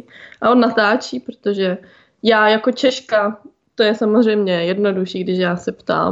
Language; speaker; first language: Czech; native; Czech